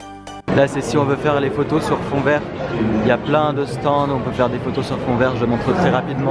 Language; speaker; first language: French; native; French